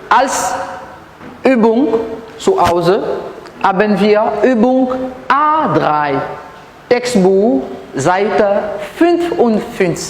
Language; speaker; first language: German; non-native, learner; French